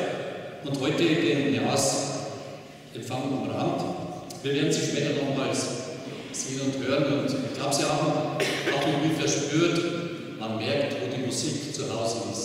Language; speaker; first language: German; native; German